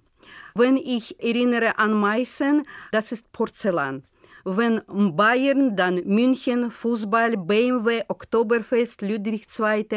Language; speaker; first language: German; non-native, fluent; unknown